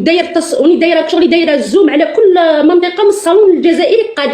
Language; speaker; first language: Arabic; native; Arabic